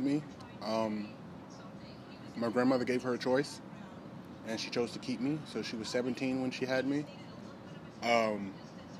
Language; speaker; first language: English; native; English